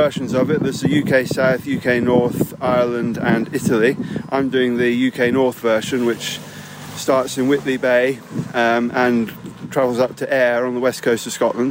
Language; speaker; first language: English; native; English